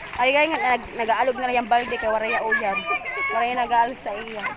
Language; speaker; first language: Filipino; non-native, local second language; Waray